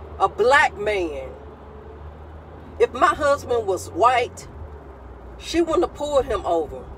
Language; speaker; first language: English; native; English